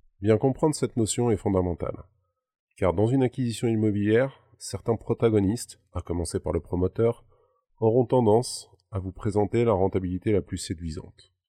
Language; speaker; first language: French; native; French